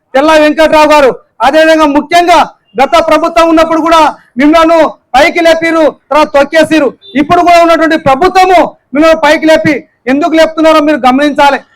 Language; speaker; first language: Telugu; non-native, local second language; Lambadi